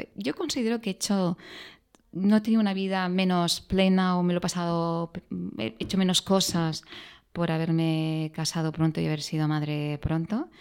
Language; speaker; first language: Spanish; native; Spanish